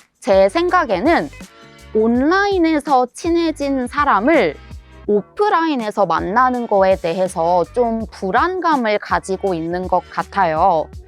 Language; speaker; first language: Korean; native; Korean